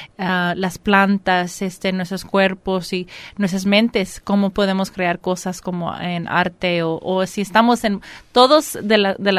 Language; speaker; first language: Spanish; early bilingual, heritage; Spanish